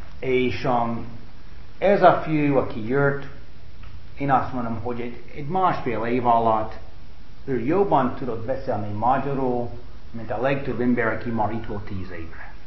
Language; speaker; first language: Hungarian; non-native, fluent; English